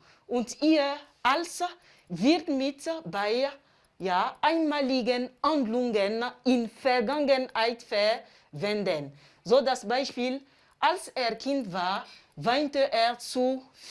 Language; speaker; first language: German; non-native, fluent; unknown